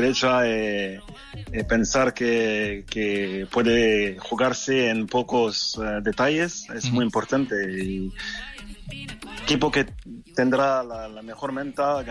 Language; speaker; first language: Spanish; non-native, fluent; French